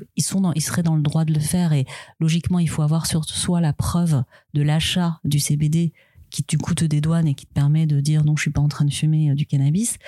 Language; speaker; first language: French; native; French